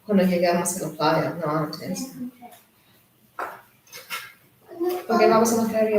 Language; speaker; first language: Spanish; non-native, learner; English